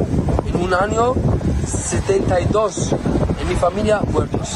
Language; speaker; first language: Spanish; non-native, learner; Arabic